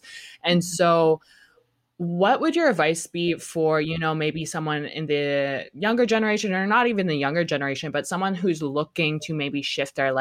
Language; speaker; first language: English; native; English